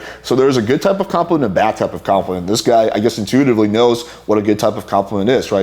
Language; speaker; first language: English; native; English